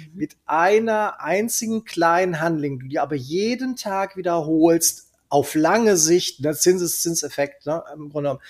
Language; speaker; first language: German; native; German